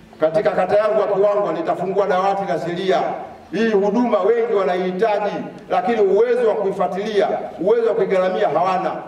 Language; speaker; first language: Swahili; native; Swahili